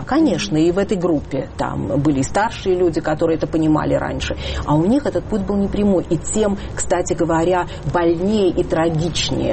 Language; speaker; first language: Russian; native; Russian